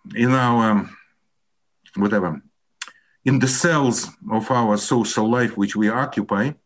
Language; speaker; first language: English; non-native, fluent; Russian